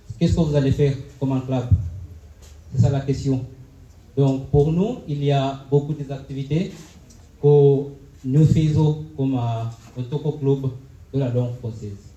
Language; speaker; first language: French; non-native, fluent; Swahili